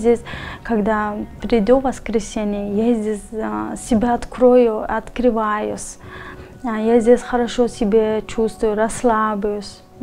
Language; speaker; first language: Russian; non-native, learner; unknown